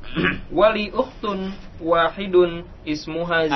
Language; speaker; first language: Arabic; non-native, learner; Indonesian